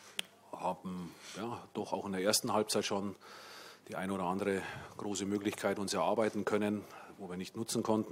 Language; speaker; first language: German; native; German